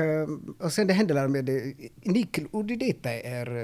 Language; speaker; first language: Swedish; non-native, fluent; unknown